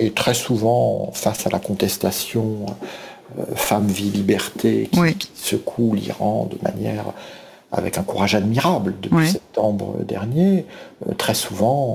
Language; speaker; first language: French; native; French